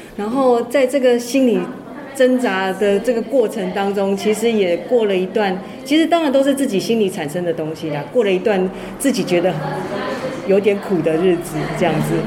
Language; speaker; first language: Chinese; native; Chinese